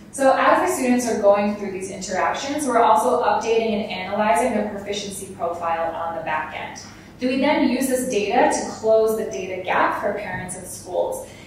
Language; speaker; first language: English; native; English